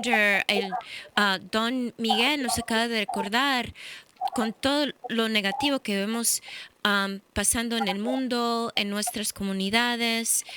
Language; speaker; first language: Spanish; early bilingual, heritage; English